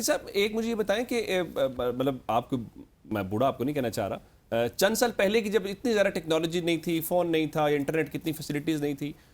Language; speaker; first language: Urdu; native; Urdu